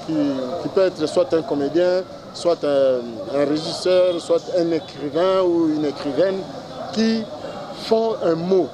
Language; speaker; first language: French; non-native, local second language; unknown